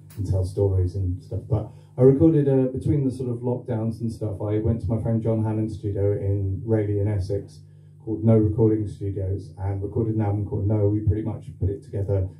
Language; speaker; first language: English; native; English